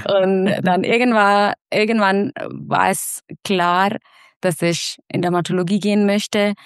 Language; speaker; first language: German; non-native, fluent; Hindi